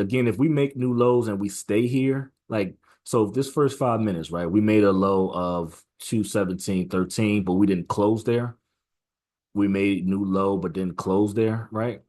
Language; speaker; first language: English; native; English